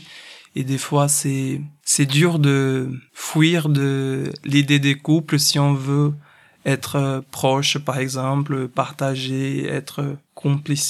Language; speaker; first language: French; non-native, fluent; Portuguese